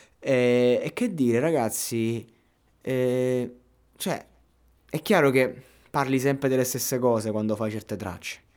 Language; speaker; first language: Italian; native; Italian